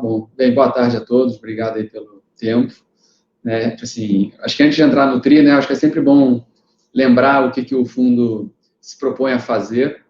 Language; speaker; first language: Portuguese; native; Portuguese